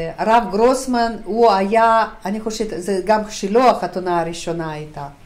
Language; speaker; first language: Hebrew; non-native, fluent; Russian